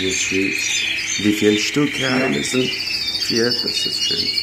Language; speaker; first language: German; non-native, learner; Kurdish